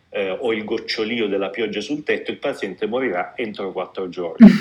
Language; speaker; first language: Italian; native; Italian